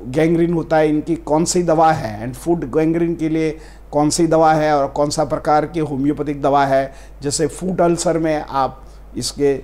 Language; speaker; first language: Hindi; non-native, local second language; Gujarati